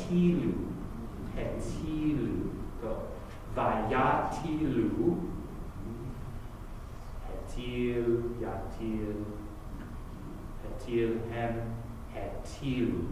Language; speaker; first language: Hebrew; non-native, fluent; English